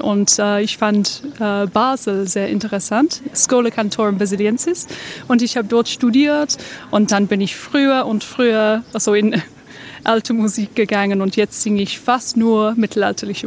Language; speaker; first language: German; non-native, fluent; English